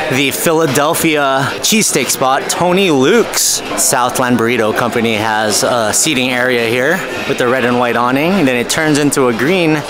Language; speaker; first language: English; native; English